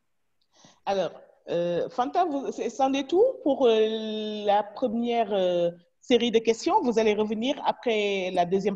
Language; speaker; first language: French; non-native, local second language; Wolof